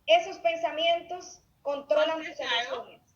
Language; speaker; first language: Spanish; native; Spanish